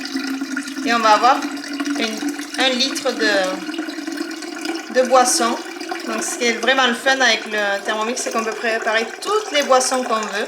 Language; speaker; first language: French; native; French